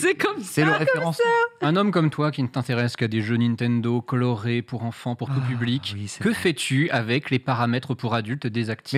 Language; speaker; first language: French; native; French